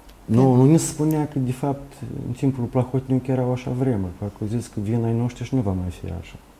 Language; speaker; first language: Romanian; native; Romanian